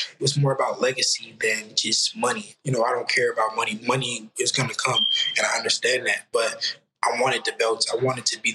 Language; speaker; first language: English; native; English